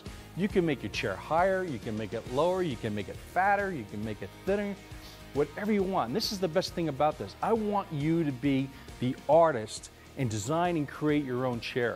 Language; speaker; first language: English; native; English